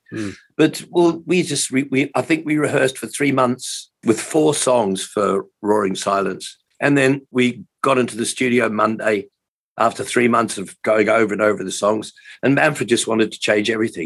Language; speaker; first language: English; native; English